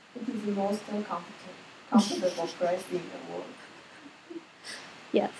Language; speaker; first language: English; non-native, learner; Japanese